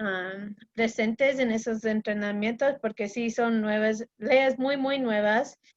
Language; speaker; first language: Spanish; non-native, fluent; English